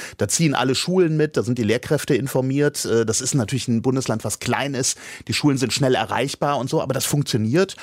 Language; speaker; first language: German; native; German